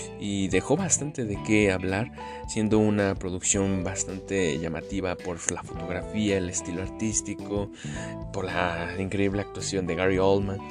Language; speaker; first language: Spanish; native; Spanish